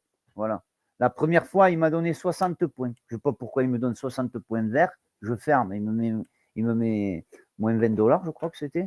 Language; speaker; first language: French; native; French